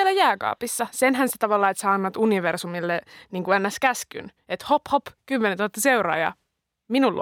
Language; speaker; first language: Finnish; native; Finnish